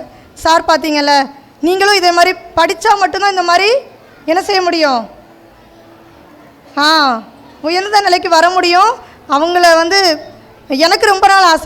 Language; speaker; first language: Tamil; native; Tamil